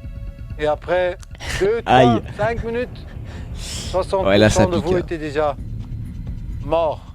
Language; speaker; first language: French; non-native, local second language; Dutch